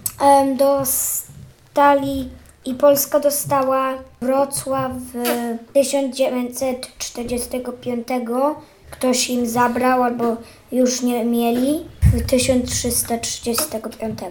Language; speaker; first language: Polish; early bilingual, heritage; Polish